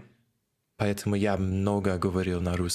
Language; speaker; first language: Russian; non-native, learner; English